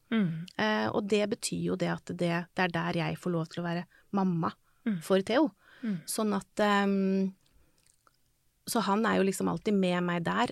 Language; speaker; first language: Norwegian; native; Norwegian